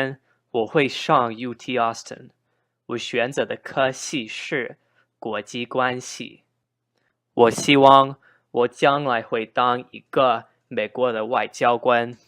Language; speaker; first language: Chinese; non-native, learner; English